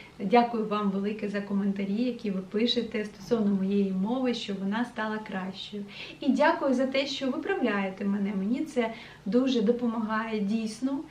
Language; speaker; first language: Ukrainian; non-native, local second language; Russian